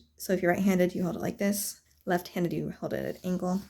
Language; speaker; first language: English; native; English